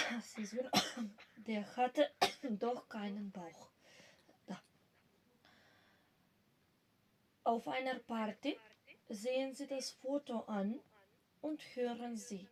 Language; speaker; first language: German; non-native, fluent; Macedonian